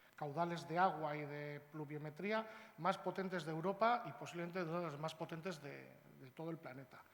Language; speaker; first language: Spanish; native; Spanish